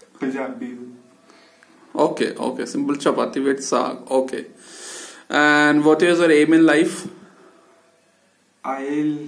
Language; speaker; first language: English; non-native, local second language; Hindi